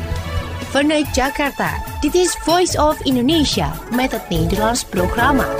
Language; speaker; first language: Dutch; non-native, fluent; Indonesian